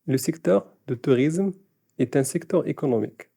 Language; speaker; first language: French; non-native, local second language; Arabic